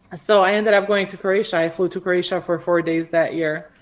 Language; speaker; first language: English; early bilingual, other home language; Croatian